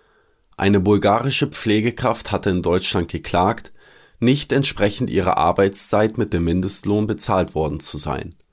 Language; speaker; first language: German; native; German